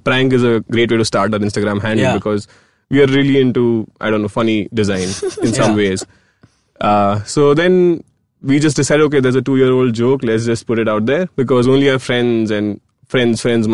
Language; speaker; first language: English; non-native, local second language; Gujarati